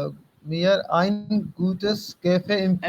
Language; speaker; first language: German; non-native, learner; Urdu